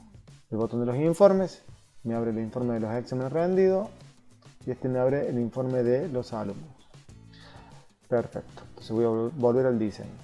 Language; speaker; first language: Spanish; native; Spanish